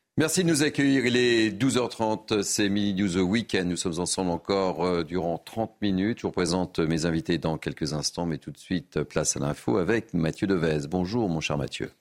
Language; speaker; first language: French; native; French